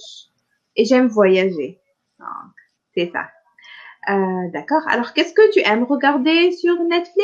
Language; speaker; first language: French; non-native, local second language; Arabic